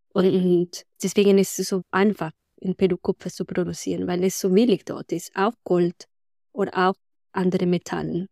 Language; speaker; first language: German; non-native, fluent; Spanish